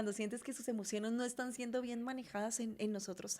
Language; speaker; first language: Spanish; native; Spanish